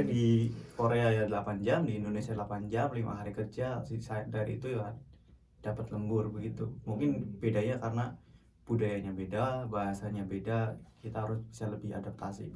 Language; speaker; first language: Indonesian; native; Indonesian